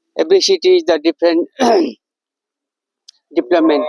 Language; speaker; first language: English; non-native, learner; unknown